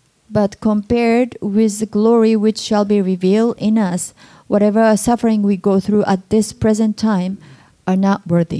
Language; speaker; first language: English; non-native, fluent; Japanese